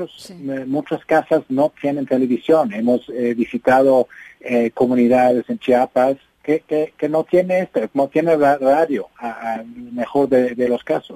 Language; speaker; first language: Spanish; non-native, fluent; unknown